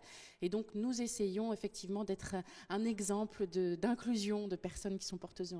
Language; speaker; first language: French; native; French